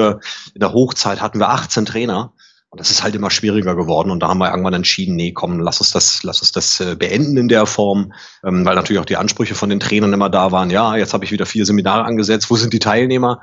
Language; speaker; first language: German; native; German